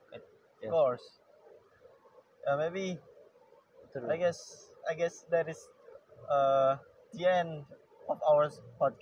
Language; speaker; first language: English; non-native, learner; Indonesian